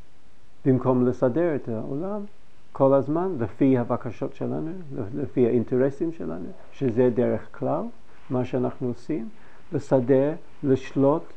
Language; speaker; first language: Hebrew; non-native, fluent; English